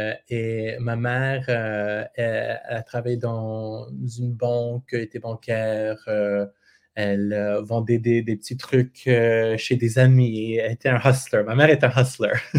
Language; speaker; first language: French; native; French